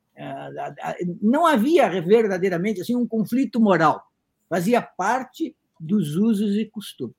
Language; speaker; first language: Portuguese; native; Portuguese